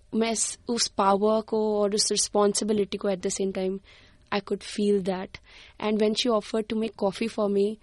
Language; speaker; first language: Hindi; native; Hindi